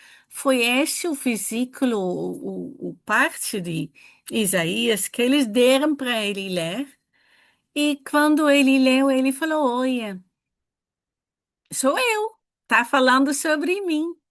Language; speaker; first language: Portuguese; non-native, fluent; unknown